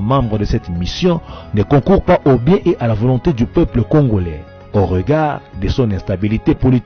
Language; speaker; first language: French; native; French